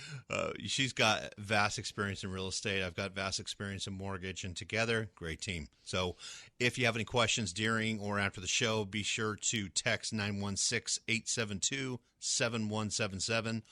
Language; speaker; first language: English; native; English